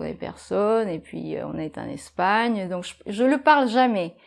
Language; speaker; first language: French; non-native, fluent; Japanese